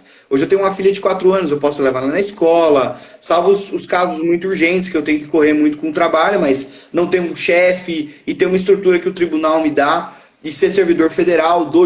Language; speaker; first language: Portuguese; native; Portuguese